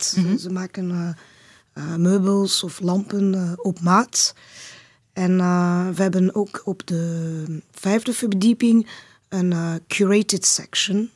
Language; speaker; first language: Dutch; non-native, learner; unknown